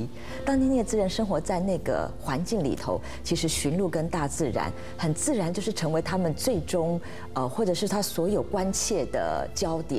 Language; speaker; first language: Chinese; native; Chinese